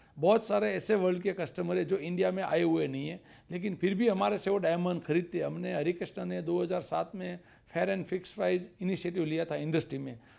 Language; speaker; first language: Hindi; non-native, local second language; Gujarati